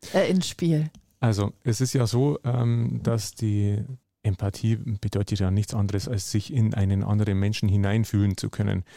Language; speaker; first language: German; native; German